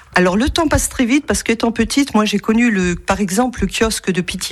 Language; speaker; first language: French; native; French